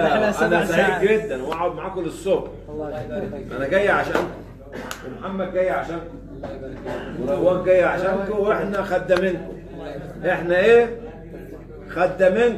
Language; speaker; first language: Arabic; native; Arabic